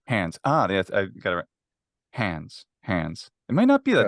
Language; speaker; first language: English; native; English